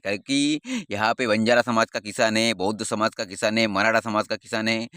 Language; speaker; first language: Hindi; non-native, local second language; Marathi